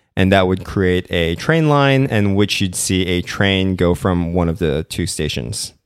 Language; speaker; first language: English; non-native, local second language; Korean